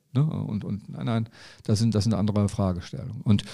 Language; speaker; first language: German; native; German